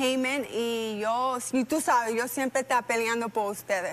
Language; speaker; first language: Spanish; early bilingual, heritage; Spanish